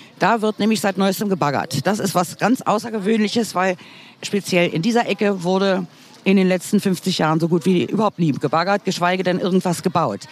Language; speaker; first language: German; native; German